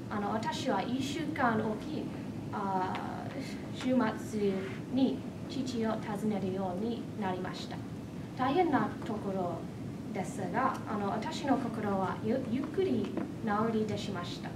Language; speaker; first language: Japanese; non-native, fluent; English